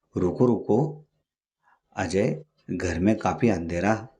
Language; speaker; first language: Hindi; non-native, local second language; Marathi